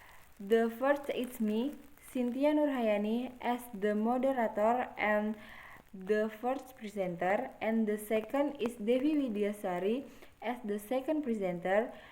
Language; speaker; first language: English; non-native, learner; Indonesian